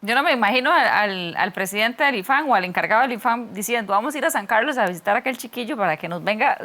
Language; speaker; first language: Spanish; native; Spanish